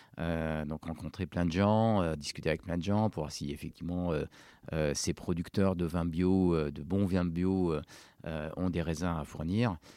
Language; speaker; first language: French; non-native, local second language; Arabic